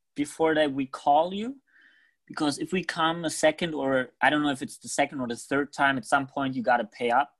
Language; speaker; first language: English; non-native, fluent; German